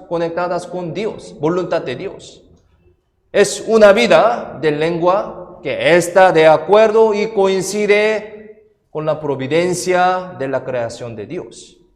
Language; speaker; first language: Spanish; non-native, fluent; Korean